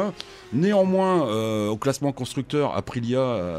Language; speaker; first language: French; native; French